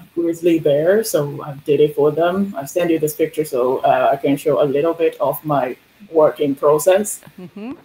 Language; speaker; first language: English; non-native, fluent; Chinese